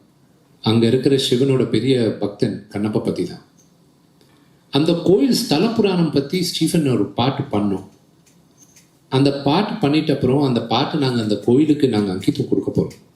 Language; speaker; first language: Tamil; early bilingual, heritage; Telugu